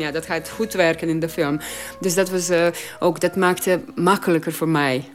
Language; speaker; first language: Dutch; non-native, learner; Croatian